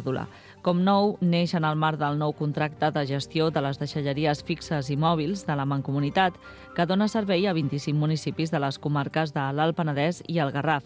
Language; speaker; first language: Catalan; native; Catalan